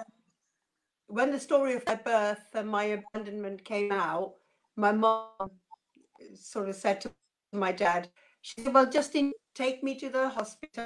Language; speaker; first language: English; non-native, local second language; Punjabi